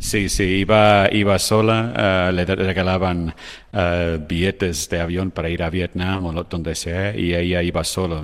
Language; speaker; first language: Spanish; non-native, fluent; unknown